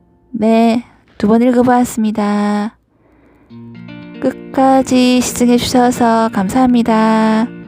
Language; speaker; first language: Korean; native; Korean